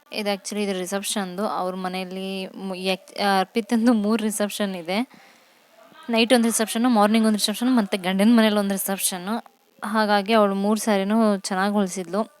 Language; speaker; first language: Kannada; non-native, local second language; Lambadi